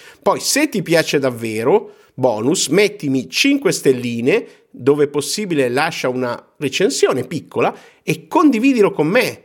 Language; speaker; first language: Italian; native; Italian